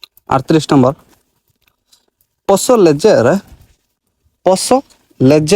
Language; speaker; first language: Italian; non-native, learner; Bangla